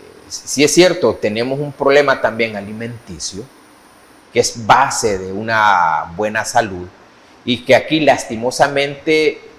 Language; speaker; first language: Spanish; native; Spanish